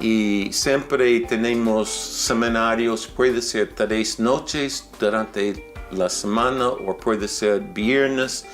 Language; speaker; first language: Spanish; non-native, fluent; English